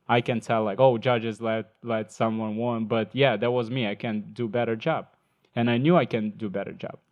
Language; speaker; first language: English; non-native, learner; Ukrainian